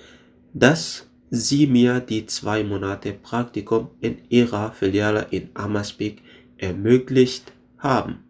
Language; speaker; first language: German; non-native, fluent; Arabic